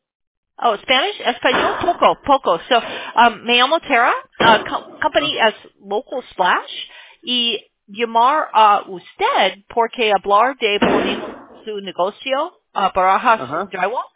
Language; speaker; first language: Spanish; non-native, learner; English